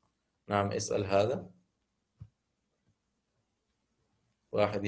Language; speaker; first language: Arabic; non-native, fluent; Urdu